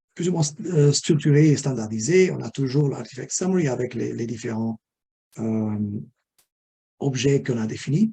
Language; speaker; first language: French; non-native, fluent; Portuguese